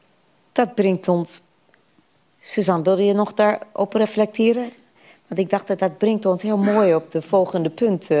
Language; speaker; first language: Dutch; non-native, fluent; English